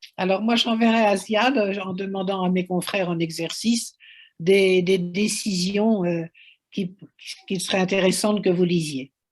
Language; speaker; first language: French; native; French